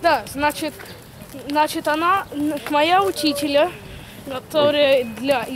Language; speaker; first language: Russian; early bilingual, heritage; Russian